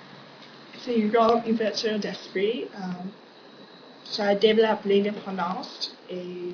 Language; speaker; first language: French; non-native, learner; English